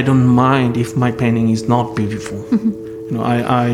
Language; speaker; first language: English; non-native, local second language; Bangla